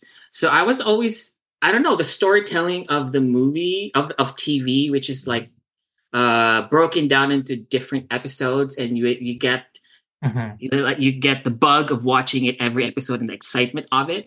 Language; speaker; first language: English; non-native, local second language; Cebuano